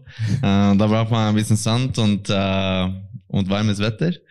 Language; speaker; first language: German; non-native, fluent; Norwegian